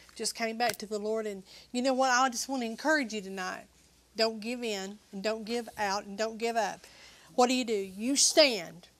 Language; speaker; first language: English; native; English